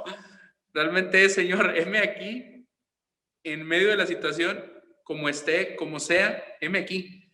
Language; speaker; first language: Spanish; native; Spanish